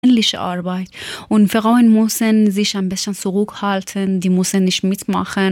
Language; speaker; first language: German; non-native, learner; Persian